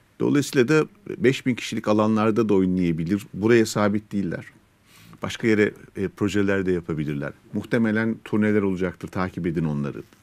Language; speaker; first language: Turkish; native; Turkish